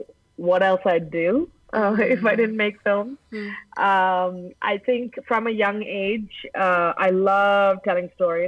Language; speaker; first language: English; non-native, local second language; Tamil